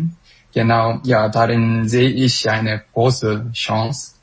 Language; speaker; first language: German; non-native, fluent; Korean